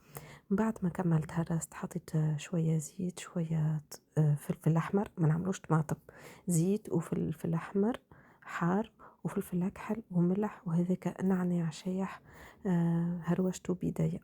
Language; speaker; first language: Arabic; native; Arabic